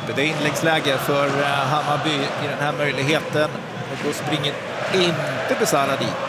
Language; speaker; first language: Swedish; native; Swedish